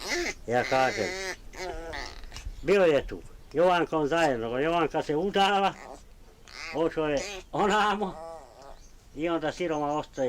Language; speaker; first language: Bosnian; non-native, local second language; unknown